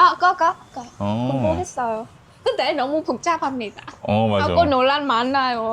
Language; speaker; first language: Korean; non-native, learner; Vietnamese